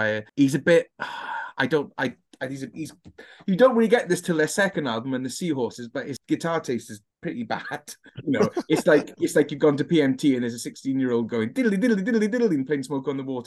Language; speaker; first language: English; native; English